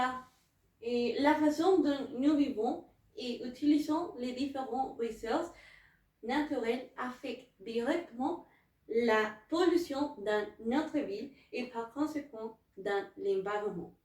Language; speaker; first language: French; non-native, learner; Spanish